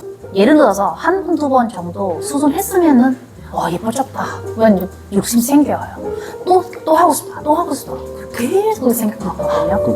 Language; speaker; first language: Korean; non-native, learner; Vietnamese